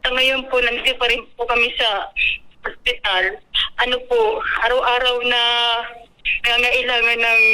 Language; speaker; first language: Filipino; non-native, local second language; Bikol